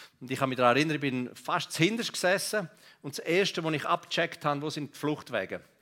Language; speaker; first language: German; non-native, local second language; Romansh